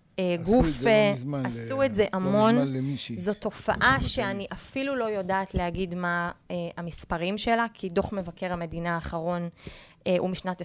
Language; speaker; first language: Hebrew; native; Hebrew